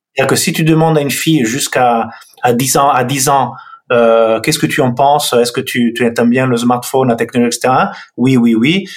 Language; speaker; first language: French; non-native, fluent; Italian